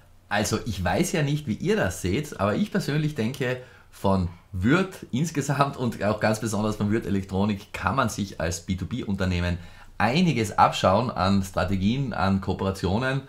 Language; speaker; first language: German; native; German